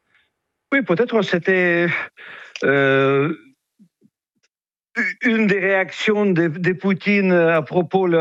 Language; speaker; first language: French; non-native, fluent; Russian